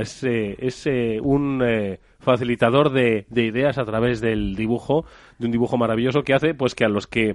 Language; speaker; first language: Spanish; native; Spanish